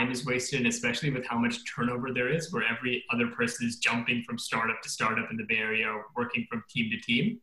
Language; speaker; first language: English; native; English